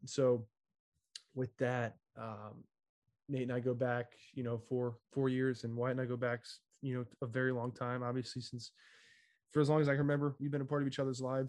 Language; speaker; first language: English; native; English